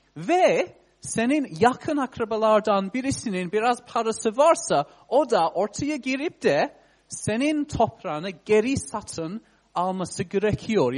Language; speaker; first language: Turkish; non-native, fluent; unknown